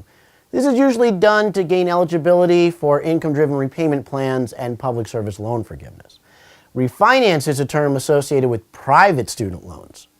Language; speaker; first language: English; native; English